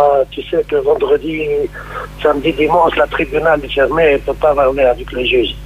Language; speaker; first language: French; non-native, local second language; Arabic